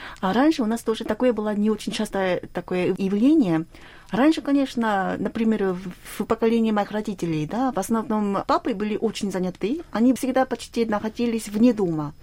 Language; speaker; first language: Russian; non-native, fluent; Korean